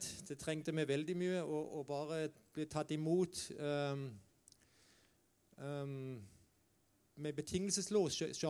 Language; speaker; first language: Norwegian; non-native, fluent; German